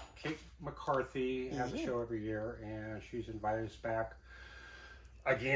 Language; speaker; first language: English; native; English